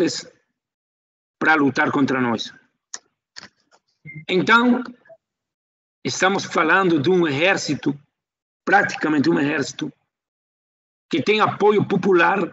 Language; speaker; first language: Portuguese; non-native, fluent; Spanish